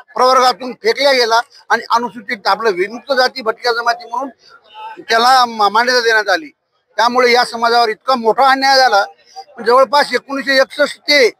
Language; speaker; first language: Marathi; non-native, local second language; Lambadi